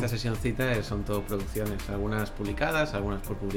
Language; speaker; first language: Spanish; native; Spanish